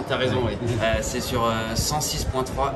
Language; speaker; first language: French; native; French